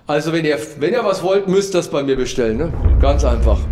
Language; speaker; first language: German; native; German